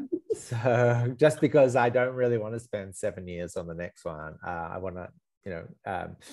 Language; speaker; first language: English; native; English